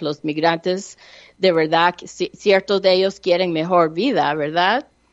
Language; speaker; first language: Spanish; non-native, learner; English